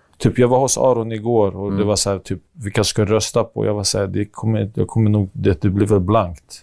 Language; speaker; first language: Swedish; early bilingual, other home language; Greek